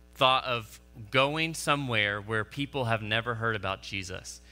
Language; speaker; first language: English; native; English